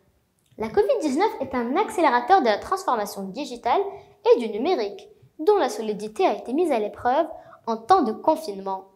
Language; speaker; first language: French; non-native, local second language; Arabic